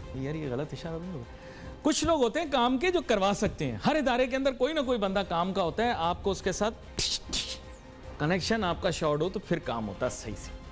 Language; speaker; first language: Urdu; non-native, local second language; Punjabi